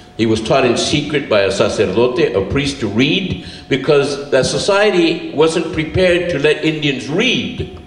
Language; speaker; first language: English; early bilingual, other home language; Spanish